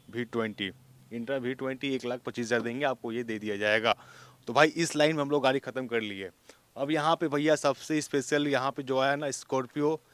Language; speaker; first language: Hindi; native; Hindi